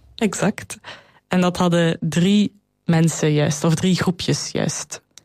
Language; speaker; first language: Dutch; native; Dutch